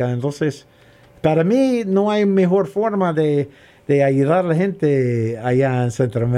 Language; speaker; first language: Spanish; non-native, learner; English